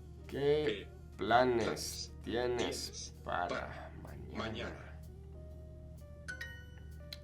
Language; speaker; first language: Spanish; non-native, fluent; English